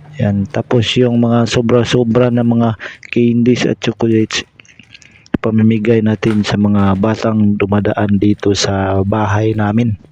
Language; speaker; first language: Filipino; non-native, local second language; Cebuano